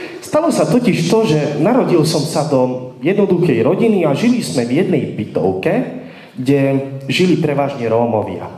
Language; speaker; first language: Slovak; non-native, local second language; Hungarian